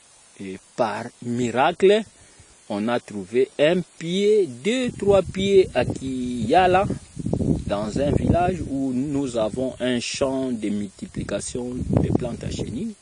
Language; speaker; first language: French; non-native, local second language; Kongo